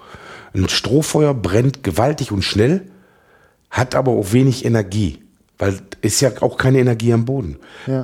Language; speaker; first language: German; native; German